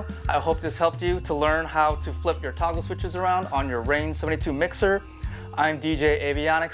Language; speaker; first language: English; native; English